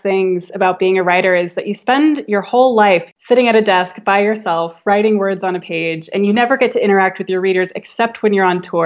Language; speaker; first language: English; native; English